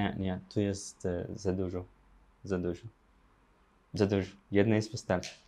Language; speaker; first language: Polish; non-native, learner; Arabic